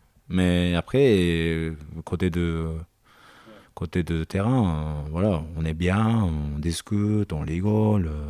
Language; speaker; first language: French; non-native, learner; Japanese